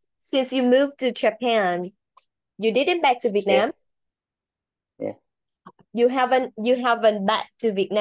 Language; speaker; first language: English; non-native, learner; Vietnamese